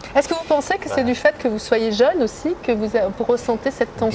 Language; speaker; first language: French; native; French